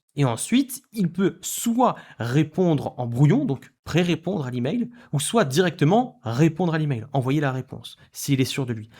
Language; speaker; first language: French; native; French